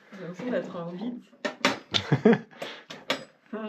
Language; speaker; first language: French; native; French